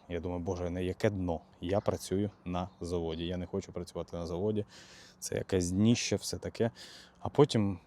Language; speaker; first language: Ukrainian; native; Ukrainian